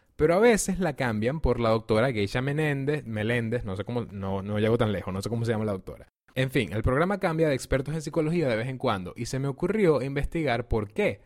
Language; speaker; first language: Spanish; native; Spanish